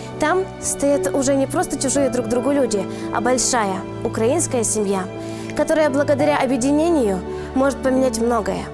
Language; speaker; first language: Russian; non-native, local second language; Ukrainian